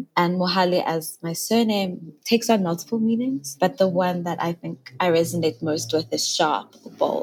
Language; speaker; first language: English; non-native, local second language; Southern Sotho